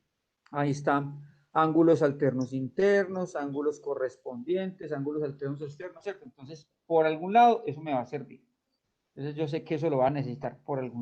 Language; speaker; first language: Spanish; native; Spanish